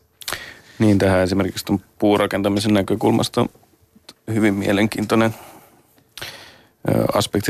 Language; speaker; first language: Finnish; native; Finnish